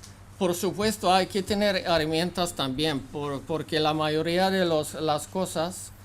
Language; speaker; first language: Spanish; non-native, fluent; Swedish